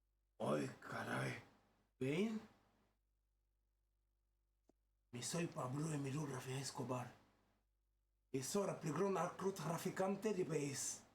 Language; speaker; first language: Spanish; non-native, learner; French